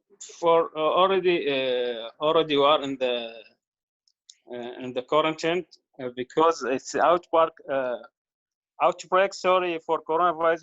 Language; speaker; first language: English; non-native, local second language; Arabic